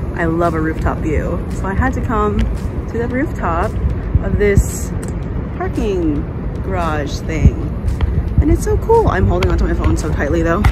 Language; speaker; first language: English; native; English